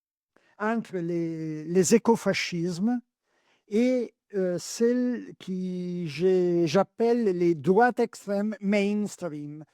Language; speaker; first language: French; non-native, learner; Italian